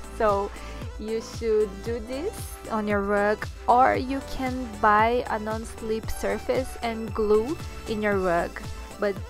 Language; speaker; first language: English; non-native, learner; Portuguese